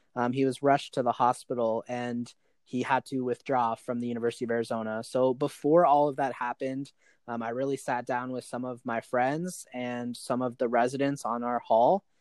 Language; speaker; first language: English; native; English